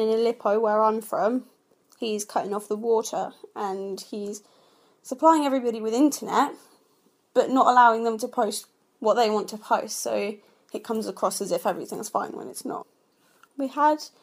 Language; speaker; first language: English; non-native, fluent; Arabic